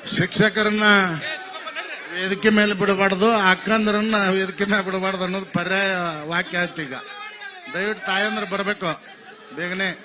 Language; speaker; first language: Kannada; native; Kannada